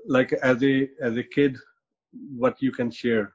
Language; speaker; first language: English; non-native, local second language; Punjabi